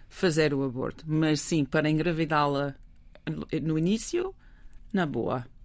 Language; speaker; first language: Portuguese; non-native, fluent; English